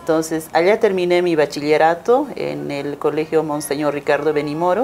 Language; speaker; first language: Spanish; non-native, local second language; Aymara